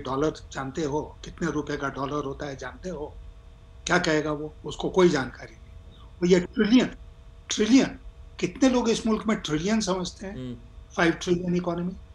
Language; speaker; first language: Hindi; native; Hindi